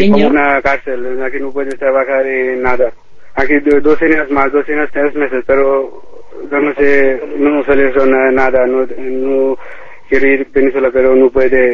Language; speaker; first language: Spanish; non-native, learner; Bangla